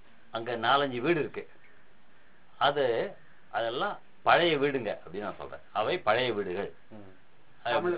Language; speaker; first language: Tamil; native; Tamil